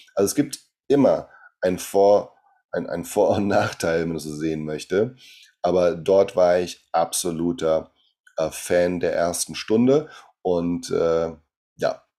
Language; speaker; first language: German; early bilingual, other home language; Portuguese